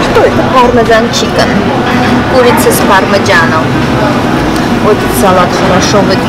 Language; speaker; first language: Russian; non-native, fluent; Armenian